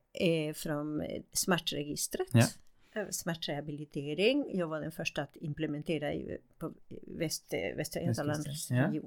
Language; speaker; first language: Swedish; non-native, fluent; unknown